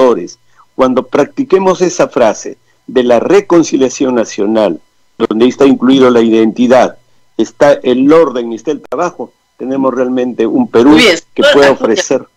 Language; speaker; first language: Spanish; native; Spanish